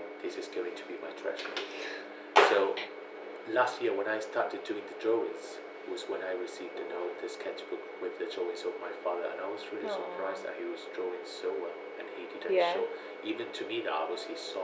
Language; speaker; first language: English; non-native, fluent; Spanish